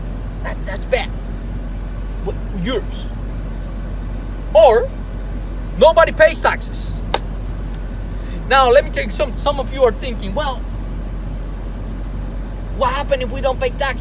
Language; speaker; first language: English; non-native, fluent; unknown